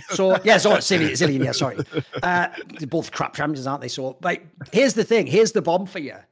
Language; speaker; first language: English; native; English